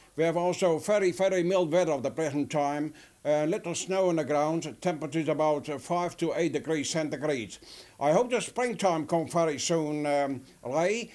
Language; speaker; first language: English; non-native, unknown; Dutch